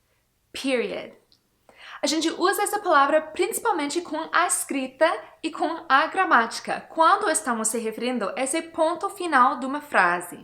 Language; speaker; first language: Portuguese; non-native, fluent; English